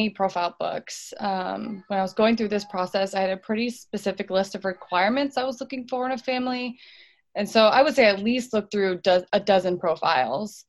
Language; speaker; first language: English; native; English